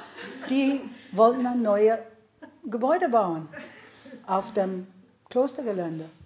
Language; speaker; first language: German; non-native, fluent; English